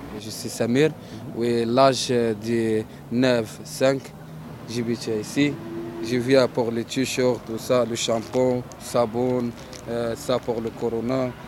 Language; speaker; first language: French; non-native, learner; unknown